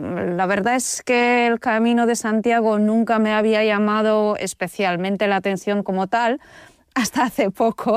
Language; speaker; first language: Spanish; non-native, fluent; Polish